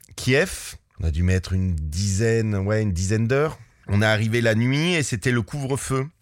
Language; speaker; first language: French; native; French